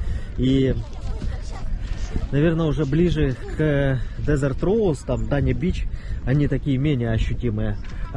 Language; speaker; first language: Russian; native; Russian